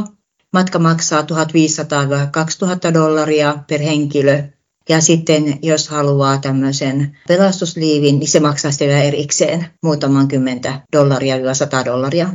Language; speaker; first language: Finnish; native; Finnish